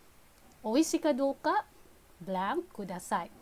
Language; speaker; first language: Japanese; non-native, fluent; Filipino